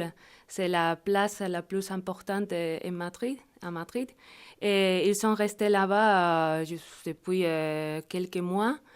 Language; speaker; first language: French; non-native, fluent; Spanish